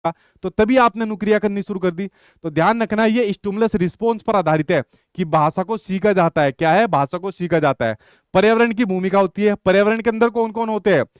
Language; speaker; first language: Hindi; native; Hindi